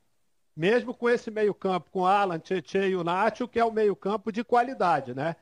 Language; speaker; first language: Portuguese; native; Portuguese